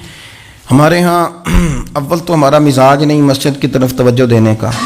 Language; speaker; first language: Urdu; native; Urdu